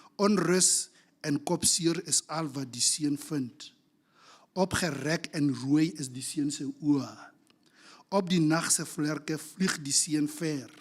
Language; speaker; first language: Afrikaans; non-native, local second language; Southern Sotho